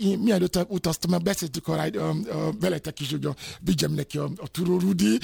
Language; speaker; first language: Hungarian; non-native, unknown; Yoruba